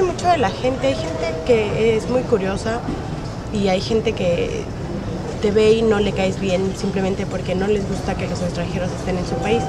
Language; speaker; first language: Spanish; native; Spanish